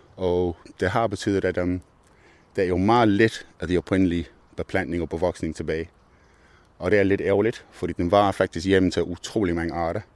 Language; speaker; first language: Danish; non-native, fluent; English